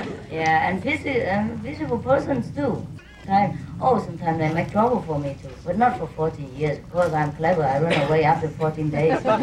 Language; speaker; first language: English; non-native, fluent; Vietnamese